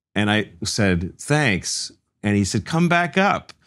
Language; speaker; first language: English; native; English